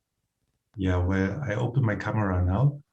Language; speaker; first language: English; non-native, fluent; German